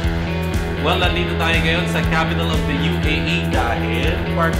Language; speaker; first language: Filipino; non-native, local second language; Cebuano